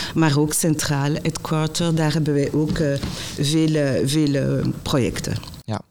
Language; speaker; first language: Dutch; non-native, local second language; French